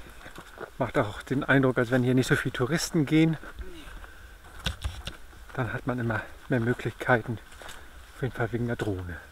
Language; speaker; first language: German; native; German